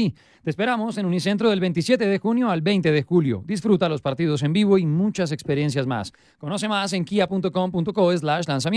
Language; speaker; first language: Spanish; native; Spanish